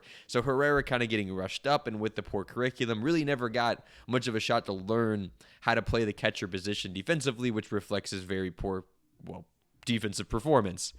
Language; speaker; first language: English; native; English